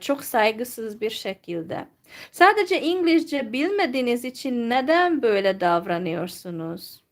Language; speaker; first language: Turkish; non-native, fluent; Hungarian